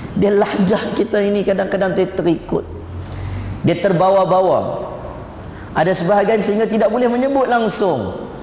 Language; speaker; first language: Malay; native; Malay